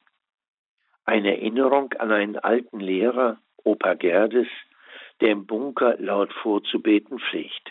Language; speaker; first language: German; native; German